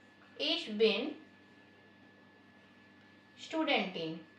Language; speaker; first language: German; non-native, fluent; Hindi